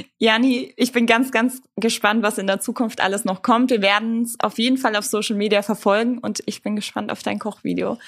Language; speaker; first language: German; native; German